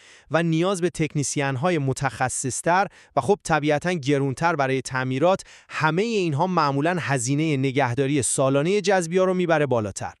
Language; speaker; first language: Persian; native; Persian